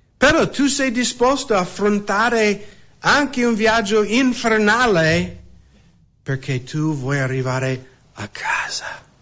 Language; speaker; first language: Italian; non-native, fluent; English